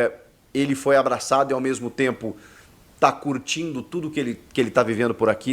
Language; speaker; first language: Portuguese; native; Portuguese